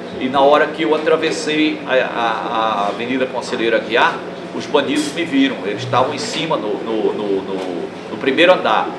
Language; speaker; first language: Portuguese; native; Portuguese